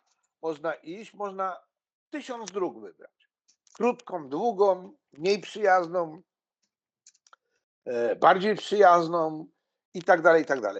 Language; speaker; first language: Polish; native; Polish